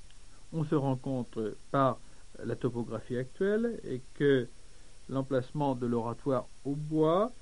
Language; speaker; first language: French; native; French